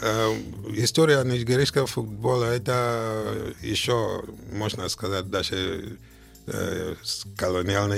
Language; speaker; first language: Russian; non-native, fluent; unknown